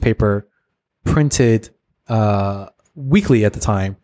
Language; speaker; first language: English; native; English